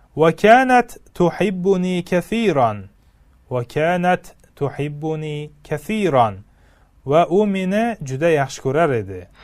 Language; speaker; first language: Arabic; non-native, fluent; Uzbek